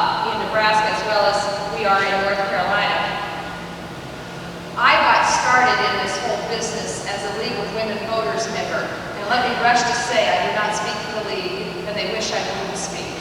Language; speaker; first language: English; native; English